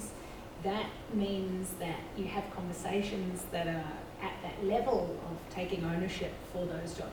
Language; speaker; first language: English; native; English